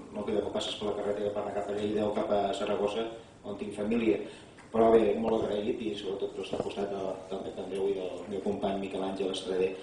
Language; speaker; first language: Catalan; native; Catalan